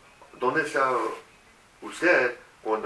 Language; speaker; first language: Spanish; non-native, learner; English